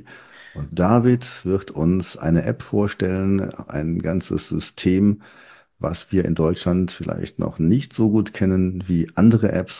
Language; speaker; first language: German; native; German